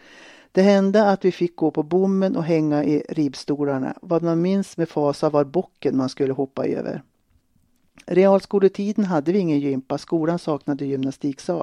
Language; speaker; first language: Swedish; native; Swedish